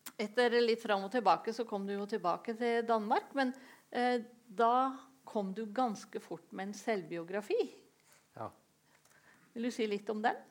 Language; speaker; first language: Norwegian; native; Norwegian